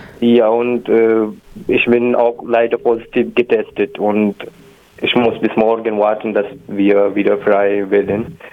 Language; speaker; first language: German; non-native, learner; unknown